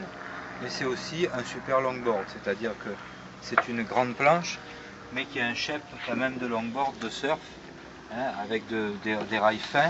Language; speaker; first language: French; native; French